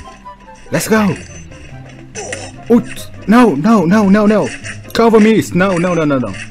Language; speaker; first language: English; non-native, learner; Vietnamese